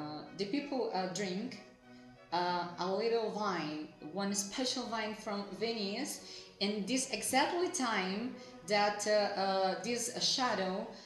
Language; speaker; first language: English; non-native, fluent; Portuguese